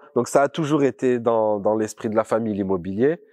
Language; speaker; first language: French; native; French